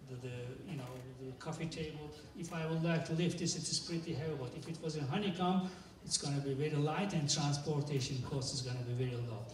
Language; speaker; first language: English; non-native, fluent; Turkish